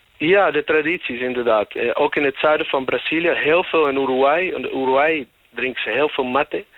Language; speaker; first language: Dutch; native; Dutch